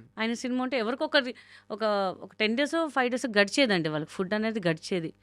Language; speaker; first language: Telugu; non-native, local second language; Hindi